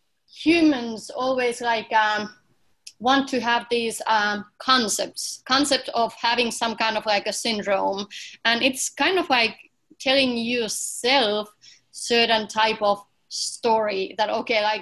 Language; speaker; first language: English; non-native, fluent; Finnish